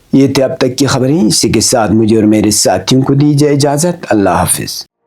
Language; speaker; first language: Urdu; non-native, local second language; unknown